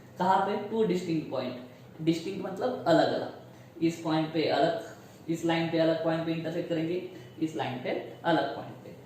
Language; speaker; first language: Hindi; non-native, local second language; Marathi